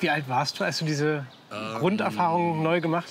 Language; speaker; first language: German; native; German